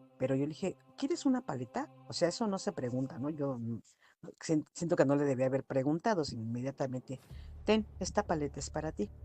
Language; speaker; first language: Spanish; native; Spanish